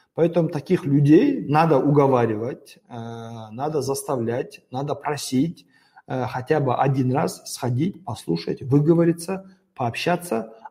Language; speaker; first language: Russian; non-native, local second language; Kazakh